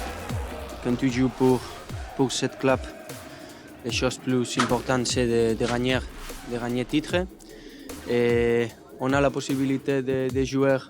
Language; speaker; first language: French; non-native, learner; Spanish